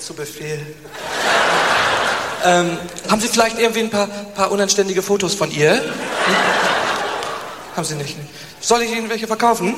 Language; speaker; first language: German; native; German